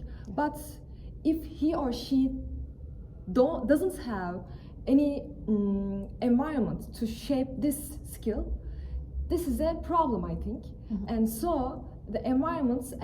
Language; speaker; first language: English; non-native, fluent; Turkish